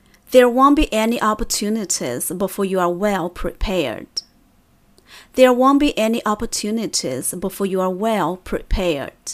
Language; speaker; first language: English; non-native, fluent; Chinese